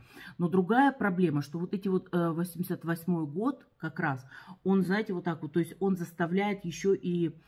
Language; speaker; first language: Russian; native; Russian